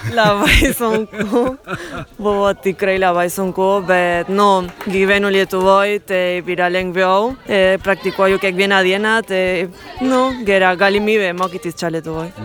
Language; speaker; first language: Lithuanian; non-native, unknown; Spanish